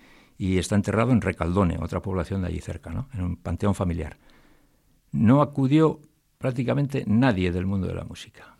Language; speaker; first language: Spanish; native; Spanish